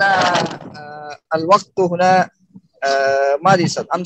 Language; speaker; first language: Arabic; non-native, learner; Indonesian